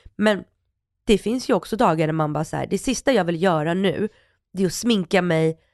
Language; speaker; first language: Swedish; early bilingual, other home language; Russian